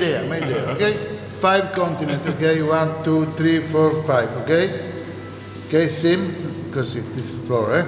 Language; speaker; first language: English; non-native, learner; Arabic